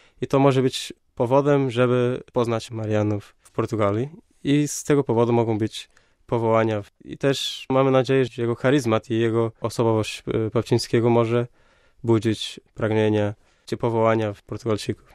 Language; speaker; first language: Polish; non-native, fluent; Portuguese